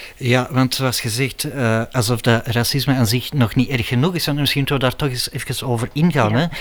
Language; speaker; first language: Dutch; native; Dutch